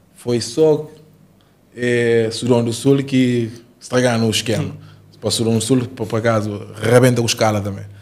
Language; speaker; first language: Portuguese; non-native, local second language; Kabuverdianu